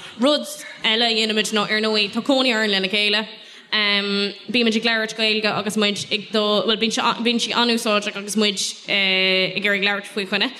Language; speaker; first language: Irish; non-native, local second language; English